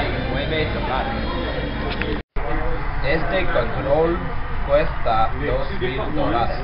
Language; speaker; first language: Spanish; non-native, learner; English